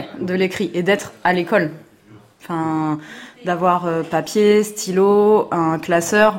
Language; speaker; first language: French; native; French